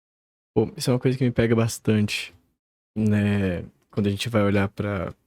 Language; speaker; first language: Portuguese; native; Portuguese